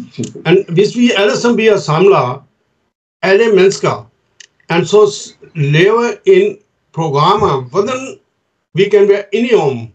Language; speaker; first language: Danish; non-native, fluent; Urdu